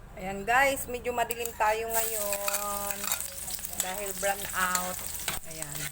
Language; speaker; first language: Filipino; non-native, local second language; Masbatenyo